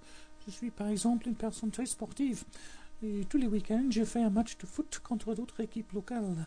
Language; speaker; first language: French; non-native, learner; English